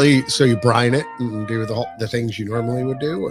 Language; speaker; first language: English; native; English